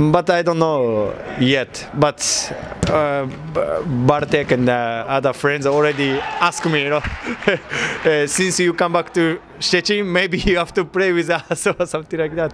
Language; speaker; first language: English; non-native, learner; Japanese